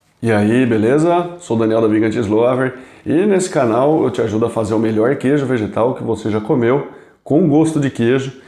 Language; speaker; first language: Portuguese; native; Portuguese